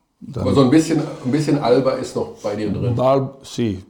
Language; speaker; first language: German; native; German